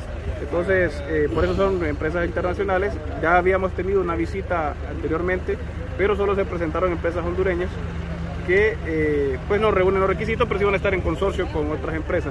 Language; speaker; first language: Spanish; native; Spanish